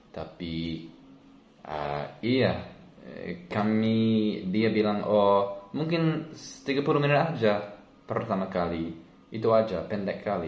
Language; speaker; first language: Indonesian; non-native, learner; English